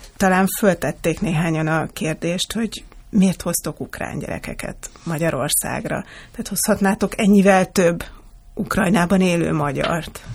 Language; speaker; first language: Hungarian; native; Hungarian